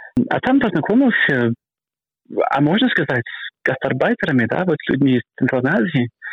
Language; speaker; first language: Russian; non-native, fluent; English